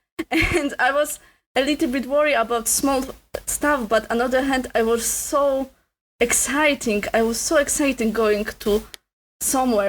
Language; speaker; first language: English; non-native, learner; Polish